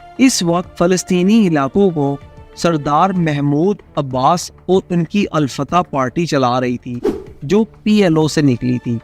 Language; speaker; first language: Urdu; native; Urdu